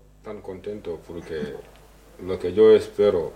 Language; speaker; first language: Spanish; non-native, learner; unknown